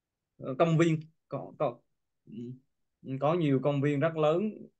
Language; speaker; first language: Vietnamese; non-native, learner; Korean